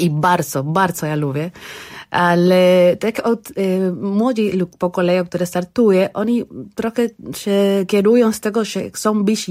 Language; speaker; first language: Polish; non-native, learner; Spanish